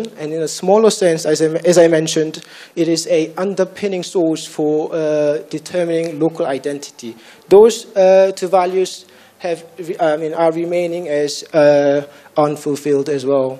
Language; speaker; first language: English; non-native, fluent; Korean